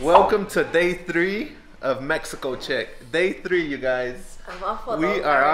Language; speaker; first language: English; early bilingual, other home language; Spanish